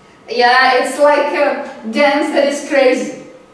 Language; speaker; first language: English; non-native, fluent; Czech